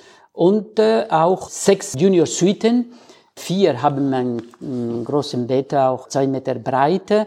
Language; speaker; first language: German; non-native, learner; Spanish